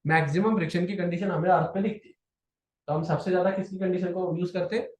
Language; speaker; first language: Hindi; non-native, local second language; Marathi